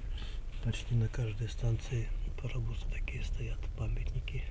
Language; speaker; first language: Russian; native; Russian